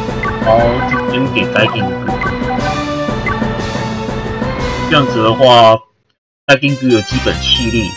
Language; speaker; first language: Chinese; native; Chinese